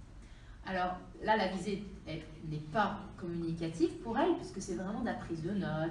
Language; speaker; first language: French; native; French